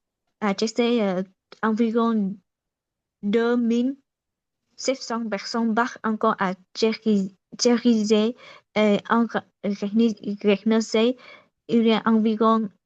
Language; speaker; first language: French; non-native, learner; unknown